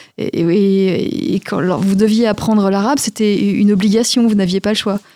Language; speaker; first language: French; native; French